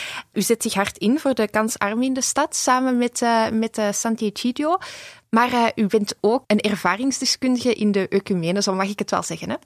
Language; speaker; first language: Dutch; native; Dutch